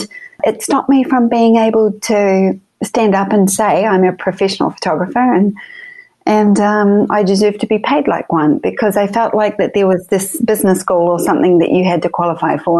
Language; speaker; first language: English; native; English